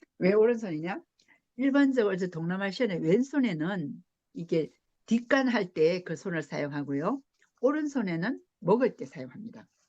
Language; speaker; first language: Korean; native; Korean